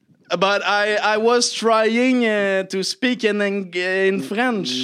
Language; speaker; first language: English; non-native, fluent; French